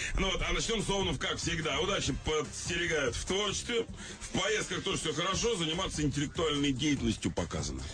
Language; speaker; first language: Russian; native; Russian